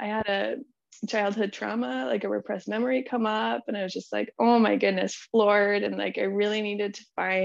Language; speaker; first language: English; native; English